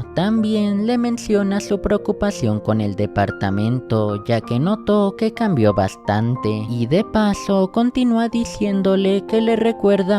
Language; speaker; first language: Spanish; native; Spanish